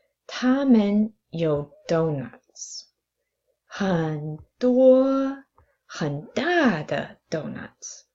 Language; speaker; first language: Chinese; non-native, fluent; English